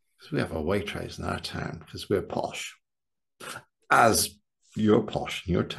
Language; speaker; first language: English; native; English